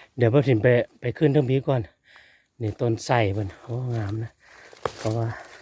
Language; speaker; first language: Thai; non-native, local second language; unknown